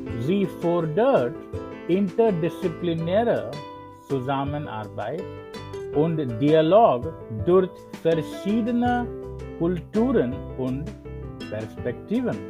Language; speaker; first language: German; non-native, learner; English